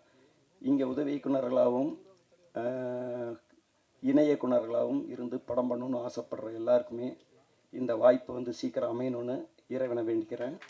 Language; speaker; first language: Tamil; native; Tamil